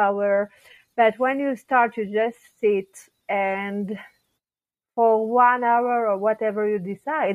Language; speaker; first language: English; non-native, fluent; French